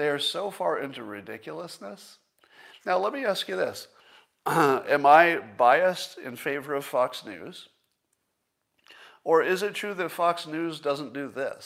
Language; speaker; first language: English; native; English